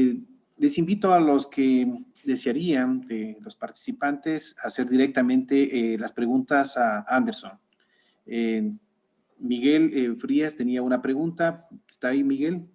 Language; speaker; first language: Spanish; native; Spanish